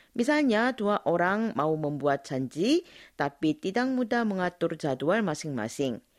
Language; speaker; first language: Indonesian; non-native, fluent; Korean